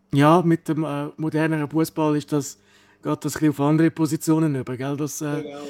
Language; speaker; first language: German; native; German